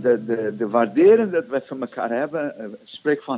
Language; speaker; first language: Dutch; non-native, fluent; Portuguese